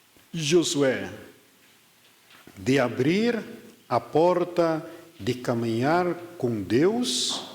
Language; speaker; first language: Portuguese; non-native, fluent; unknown